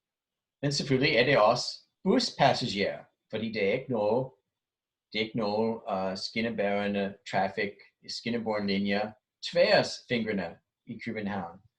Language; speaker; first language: Danish; non-native, fluent; English